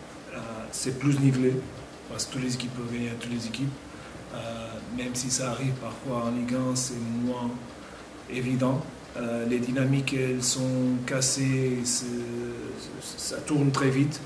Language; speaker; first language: French; non-native, fluent; Portuguese